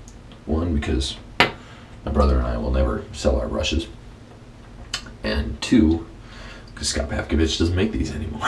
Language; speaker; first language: English; native; English